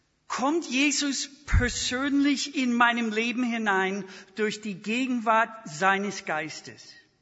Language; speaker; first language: German; non-native, fluent; English